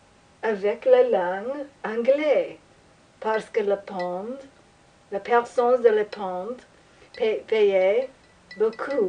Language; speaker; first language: French; non-native, learner; English